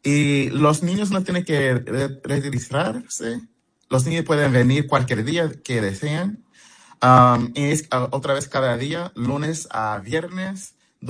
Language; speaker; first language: Spanish; early bilingual, heritage; Spanish